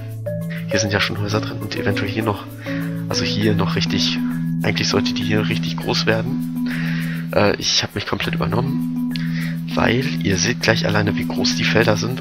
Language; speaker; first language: German; native; German